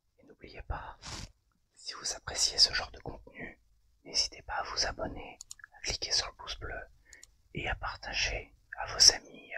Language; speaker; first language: French; native; French